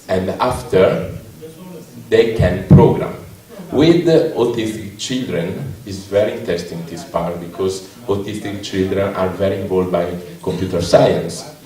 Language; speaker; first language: English; non-native, learner; Italian